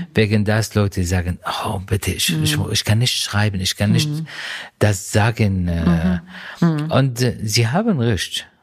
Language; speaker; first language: German; non-native, learner; Arabic